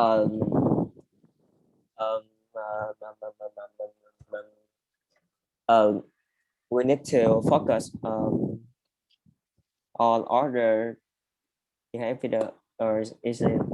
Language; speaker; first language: English; non-native, learner; Vietnamese